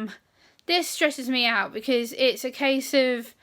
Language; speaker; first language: English; native; English